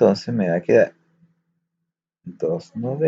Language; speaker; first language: Spanish; native; Spanish